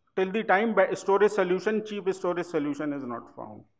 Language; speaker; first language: English; non-native, local second language; Hindi